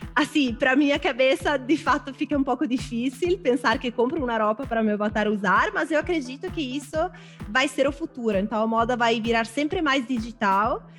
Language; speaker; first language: Portuguese; non-native, fluent; Italian